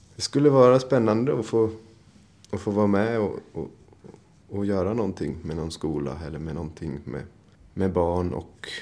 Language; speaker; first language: Swedish; native; Swedish